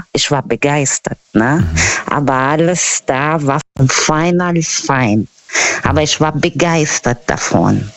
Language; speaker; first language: German; non-native, fluent; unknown